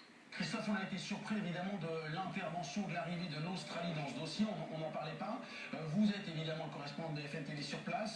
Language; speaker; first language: French; native; French